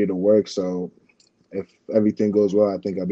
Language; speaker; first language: English; early bilingual, other home language; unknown